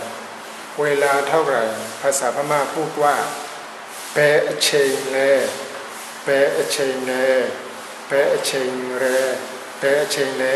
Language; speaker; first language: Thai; non-native, fluent; Burmese